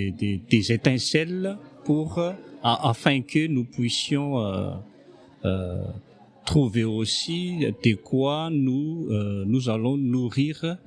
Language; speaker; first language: French; non-native, local second language; Malagasy